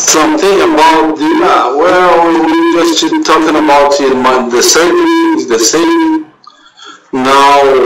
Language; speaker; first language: English; non-native, learner; Portuguese